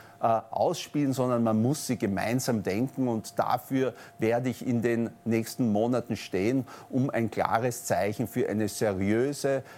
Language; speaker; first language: German; native; German